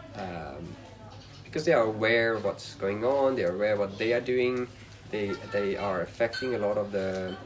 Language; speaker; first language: English; non-native, fluent; Swedish